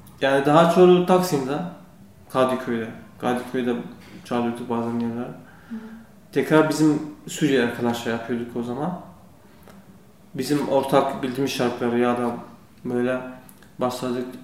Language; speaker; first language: Turkish; non-native, learner; Kurdish